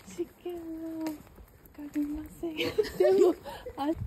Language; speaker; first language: Japanese; non-native, learner; Korean